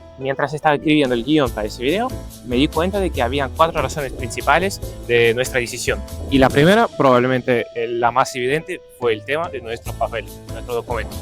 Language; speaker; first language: Spanish; non-native, fluent; Ukrainian